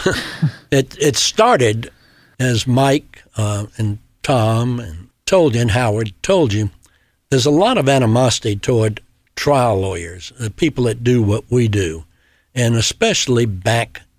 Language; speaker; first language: English; native; English